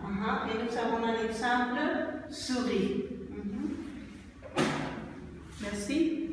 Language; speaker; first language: French; non-native, learner; Spanish